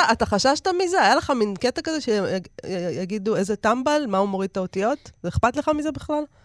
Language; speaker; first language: Hebrew; native; Hebrew